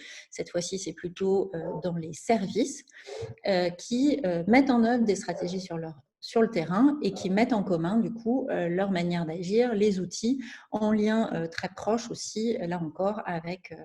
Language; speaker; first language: French; native; French